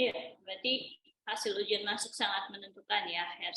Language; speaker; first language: Indonesian; native; Indonesian